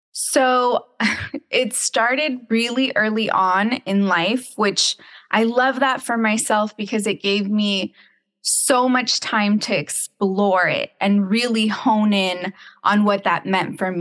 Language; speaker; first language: English; native; English